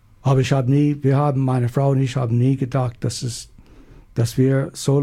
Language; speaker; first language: German; non-native, learner; English